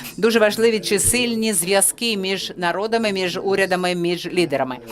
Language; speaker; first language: Ukrainian; non-native, fluent; French